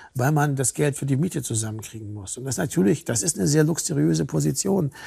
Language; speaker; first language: German; native; German